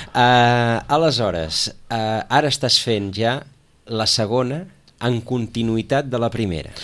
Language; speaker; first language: Catalan; native; Catalan